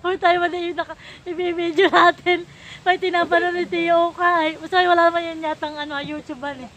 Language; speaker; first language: Filipino; native; Filipino